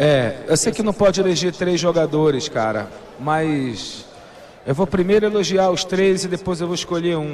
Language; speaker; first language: Portuguese; native; Portuguese